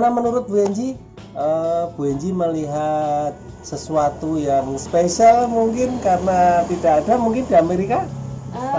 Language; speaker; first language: Indonesian; native; Indonesian